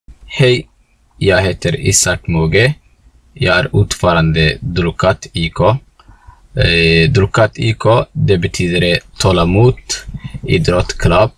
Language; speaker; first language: Swedish; non-native, learner; Somali